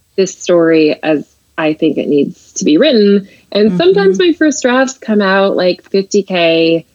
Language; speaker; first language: English; native; English